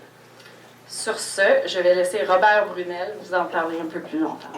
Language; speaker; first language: French; native; French